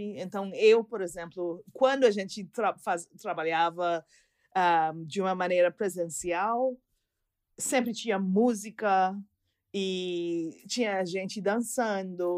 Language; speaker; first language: Portuguese; non-native, fluent; English